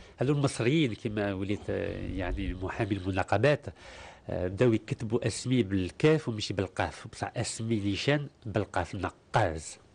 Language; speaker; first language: Arabic; early bilingual, heritage; Arabic